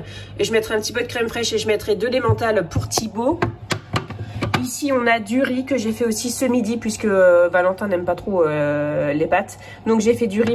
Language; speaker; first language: French; native; French